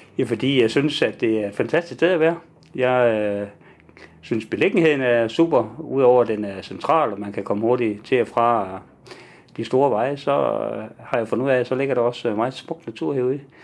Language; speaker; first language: Danish; native; Danish